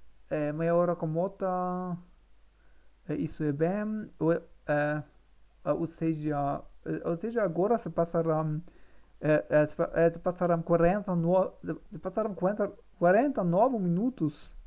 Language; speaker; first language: Portuguese; non-native, learner; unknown